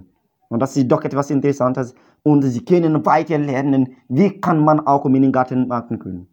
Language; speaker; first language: German; non-native, learner; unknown